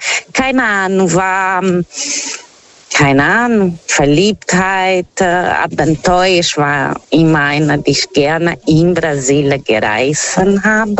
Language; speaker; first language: German; non-native, fluent; Portuguese